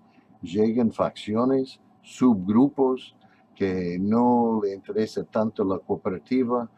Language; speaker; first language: Spanish; non-native, fluent; English